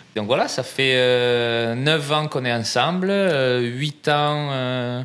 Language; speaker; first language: French; native; French